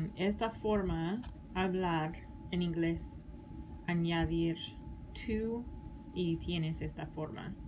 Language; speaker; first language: Spanish; non-native, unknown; English